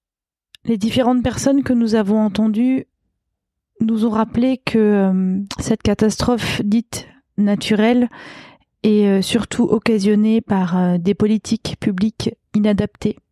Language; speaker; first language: French; native; French